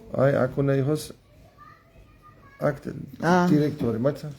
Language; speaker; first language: Georgian; non-native, learner; German